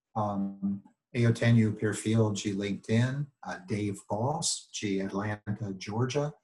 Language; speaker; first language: Portuguese; non-native, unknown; English